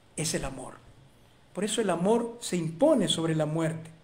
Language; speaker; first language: Spanish; native; Spanish